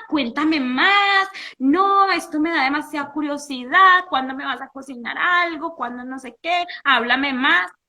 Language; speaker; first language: Spanish; early bilingual, heritage; Spanish